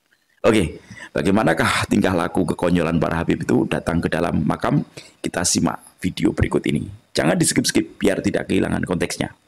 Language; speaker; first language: Indonesian; non-native, local second language; Javanese